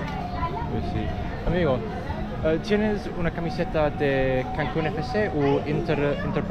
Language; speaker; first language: Spanish; non-native, learner; English